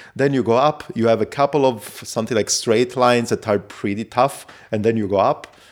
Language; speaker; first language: English; non-native, fluent; Italian